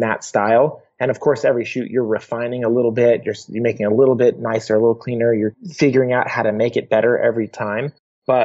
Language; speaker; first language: English; native; English